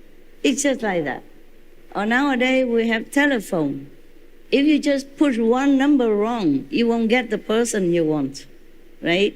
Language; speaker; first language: English; non-native, fluent; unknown